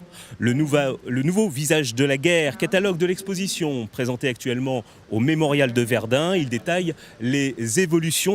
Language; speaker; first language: French; native; French